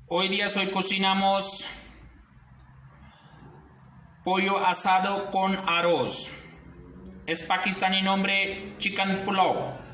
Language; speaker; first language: Spanish; non-native, learner; Urdu